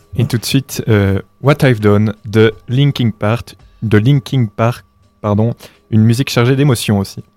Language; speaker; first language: French; native; French